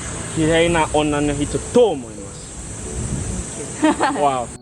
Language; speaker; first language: Japanese; non-native, learner; English